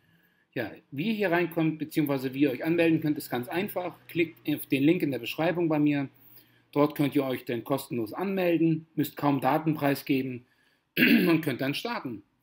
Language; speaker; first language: German; native; German